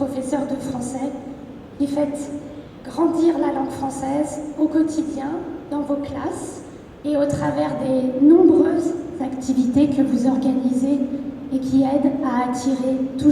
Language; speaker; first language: French; native; French